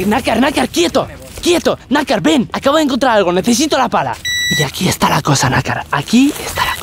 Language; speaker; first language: Spanish; native; Spanish